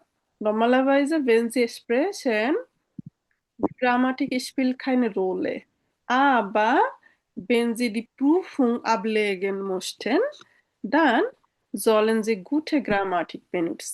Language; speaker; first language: German; non-native, fluent; Bangla